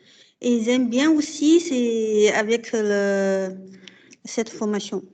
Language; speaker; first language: French; non-native, learner; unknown